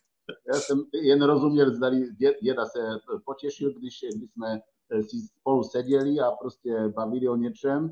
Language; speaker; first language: Czech; non-native, fluent; Polish